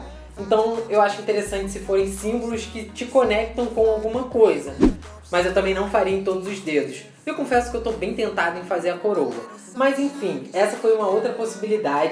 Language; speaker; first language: Portuguese; native; Portuguese